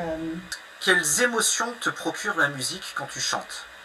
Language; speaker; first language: French; native; French